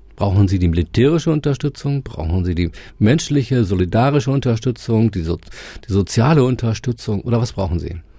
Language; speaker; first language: German; native; German